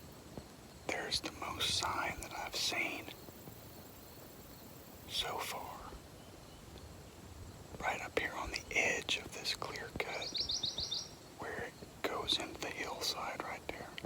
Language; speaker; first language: English; native; English